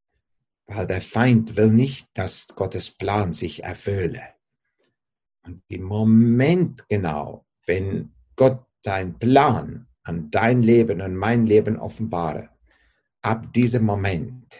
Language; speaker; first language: German; non-native, fluent; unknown